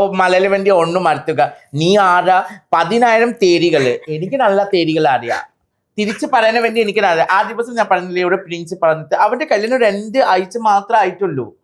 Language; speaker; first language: Malayalam; non-native, local second language; Assamese